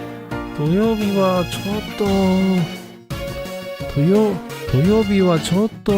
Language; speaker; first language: Japanese; non-native, learner; English